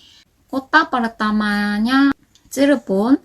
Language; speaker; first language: Indonesian; non-native, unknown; Korean